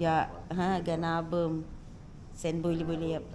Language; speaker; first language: Turkish; non-native, learner; Filipino